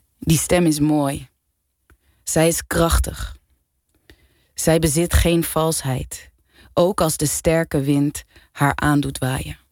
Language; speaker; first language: Dutch; native; Dutch